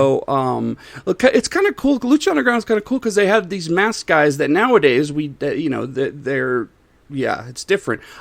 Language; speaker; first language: English; native; English